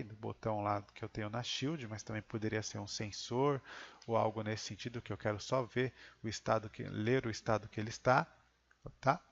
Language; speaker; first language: Portuguese; native; Portuguese